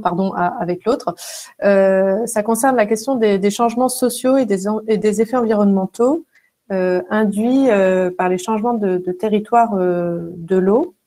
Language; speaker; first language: French; native; French